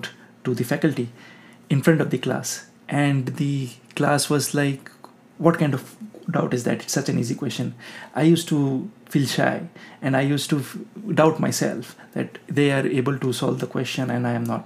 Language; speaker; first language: English; non-native, local second language; Hindi